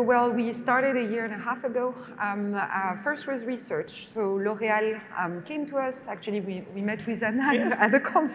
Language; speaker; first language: English; non-native, fluent; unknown